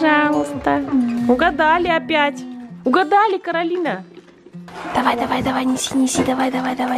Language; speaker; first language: Russian; native; Russian